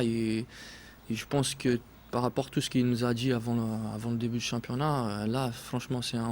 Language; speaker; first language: French; non-native, fluent; Portuguese